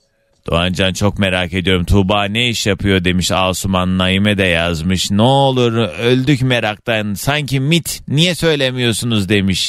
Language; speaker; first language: Turkish; native; Turkish